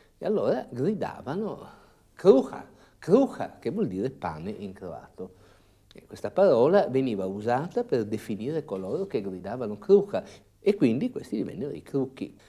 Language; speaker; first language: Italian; native; Italian